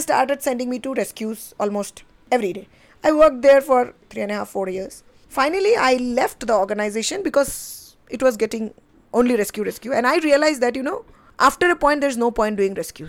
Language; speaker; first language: English; non-native, local second language; Bangla